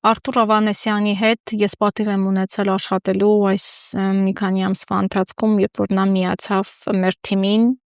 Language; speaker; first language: Armenian; native; Armenian